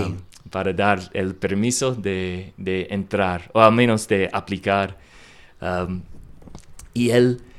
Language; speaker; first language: Spanish; non-native, learner; English